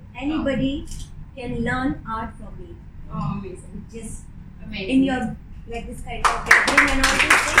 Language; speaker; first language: English; early bilingual, other home language; Arabic